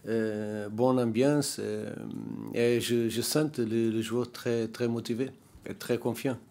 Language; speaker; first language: French; non-native, learner; Portuguese